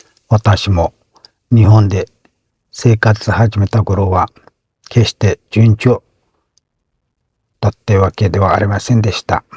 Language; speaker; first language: Japanese; non-native, fluent; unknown